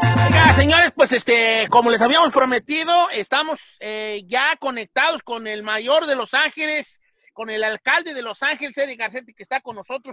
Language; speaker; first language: Spanish; native; Spanish